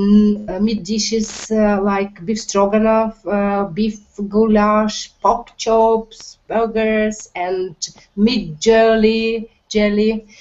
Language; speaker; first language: English; non-native, learner; Russian